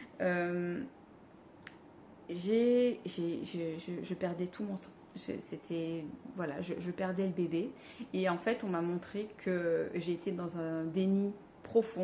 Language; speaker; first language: French; native; French